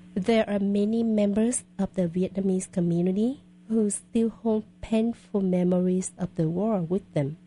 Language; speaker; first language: English; non-native, fluent; Vietnamese